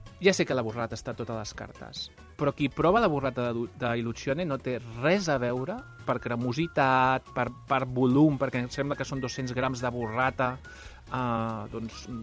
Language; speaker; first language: Catalan; non-native, local second language; Spanish